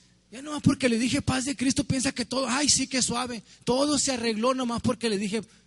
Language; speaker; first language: Spanish; early bilingual, heritage; Spanish